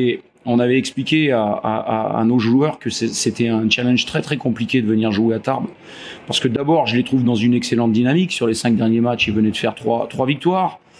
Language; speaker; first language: French; native; French